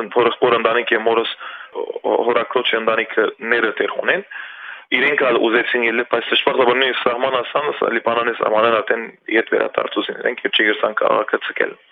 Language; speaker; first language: Armenian; early bilingual, heritage; Armenian